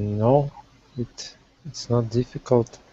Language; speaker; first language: English; non-native, learner; Russian